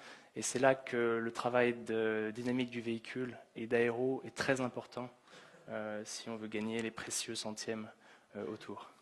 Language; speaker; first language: French; native; French